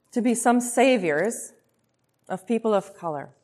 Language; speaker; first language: English; non-native, local second language; Afrikaans